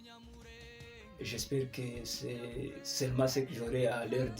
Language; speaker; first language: French; non-native, local second language; Kinyarwanda